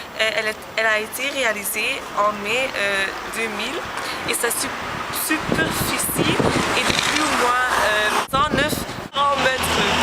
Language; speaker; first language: French; non-native, learner; Dutch